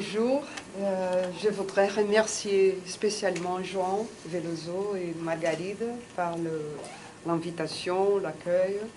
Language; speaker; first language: French; non-native, fluent; Portuguese